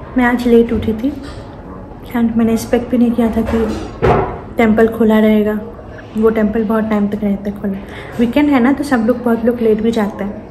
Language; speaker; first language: Hindi; native; Hindi